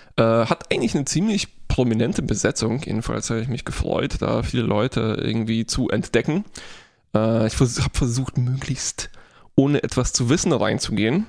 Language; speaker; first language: German; non-native, fluent; Polish